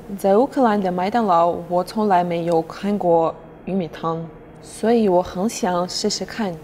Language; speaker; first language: Chinese; non-native, learner; Russian